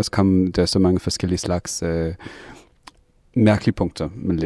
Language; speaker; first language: Danish; non-native, fluent; English